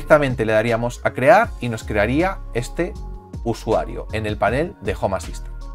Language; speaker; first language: Spanish; native; Spanish